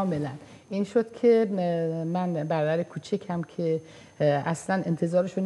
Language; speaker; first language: Persian; non-native, fluent; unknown